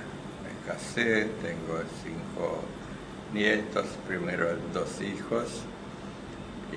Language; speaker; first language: Spanish; non-native, fluent; Hungarian